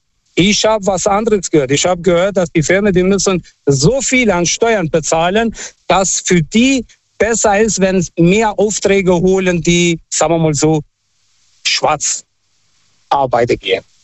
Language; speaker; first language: German; non-native, fluent; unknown